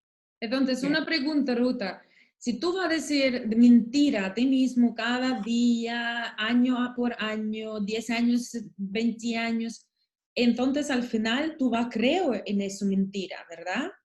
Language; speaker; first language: Spanish; non-native, learner; Russian